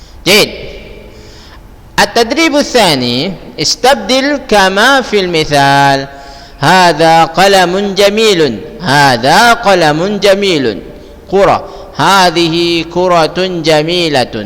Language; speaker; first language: Arabic; non-native, fluent; Indonesian